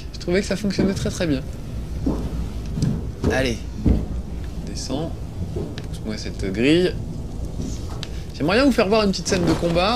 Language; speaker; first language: French; native; French